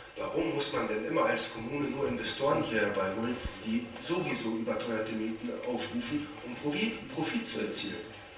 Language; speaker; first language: German; native; German